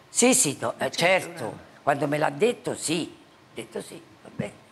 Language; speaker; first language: Italian; native; Italian